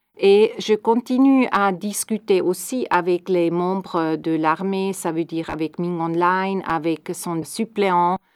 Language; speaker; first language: French; non-native, fluent; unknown